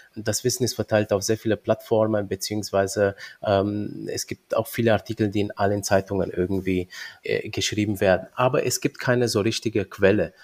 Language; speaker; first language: German; early bilingual, other home language; Romanian